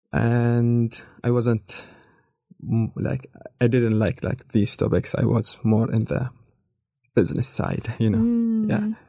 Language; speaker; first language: English; non-native, learner; Arabic